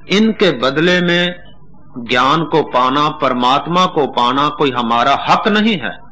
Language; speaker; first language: Hindi; non-native, local second language; Punjabi